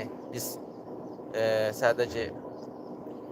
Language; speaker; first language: Turkish; non-native, learner; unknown